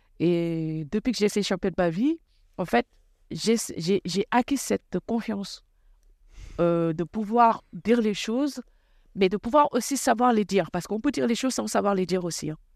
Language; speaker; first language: French; non-native, local second language; Wolof